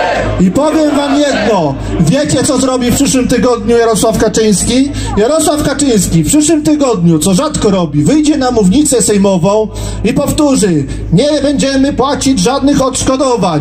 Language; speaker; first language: Polish; native; Polish